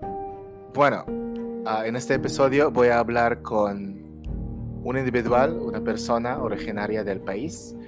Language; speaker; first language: Spanish; non-native, fluent; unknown